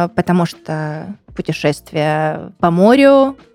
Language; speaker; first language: Russian; native; Russian